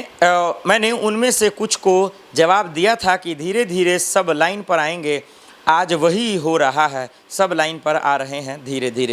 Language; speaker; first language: Hindi; native; Hindi